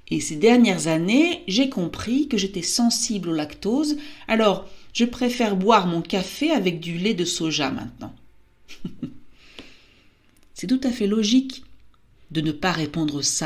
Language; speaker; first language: French; native; French